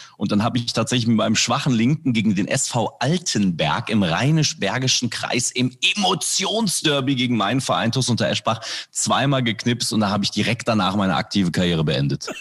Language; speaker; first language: German; early bilingual, other home language; Indonesian